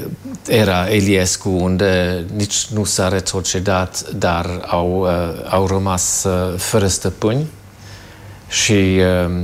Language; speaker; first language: Romanian; non-native, fluent; German